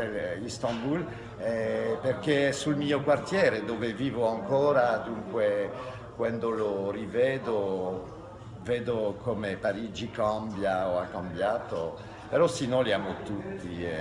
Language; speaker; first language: Italian; non-native, fluent; French